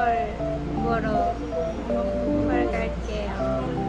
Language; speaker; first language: Korean; non-native, learner; Japanese